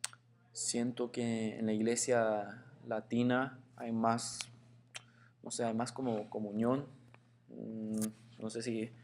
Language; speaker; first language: Spanish; early bilingual, heritage; Spanish